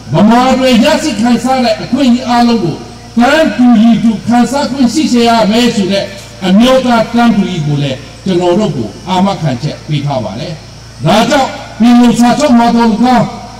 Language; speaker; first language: Burmese; non-native, local second language; Hakha Chin